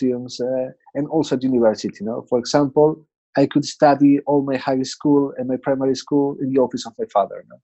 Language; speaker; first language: English; non-native, fluent; Spanish